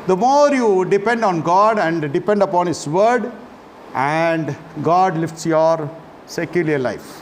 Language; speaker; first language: English; non-native, local second language; Tamil